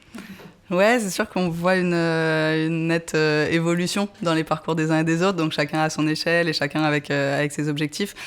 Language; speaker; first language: French; native; French